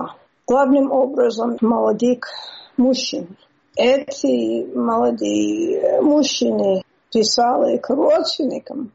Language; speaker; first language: Russian; non-native, learner; English